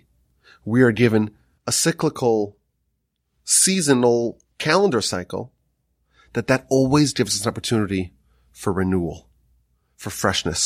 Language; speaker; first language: English; native; English